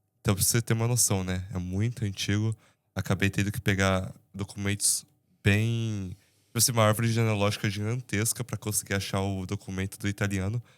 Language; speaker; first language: Portuguese; native; Portuguese